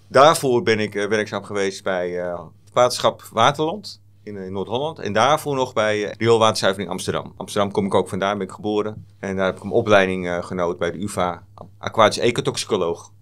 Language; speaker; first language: Dutch; native; Dutch